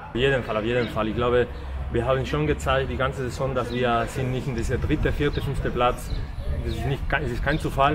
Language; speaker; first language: German; non-native, fluent; Spanish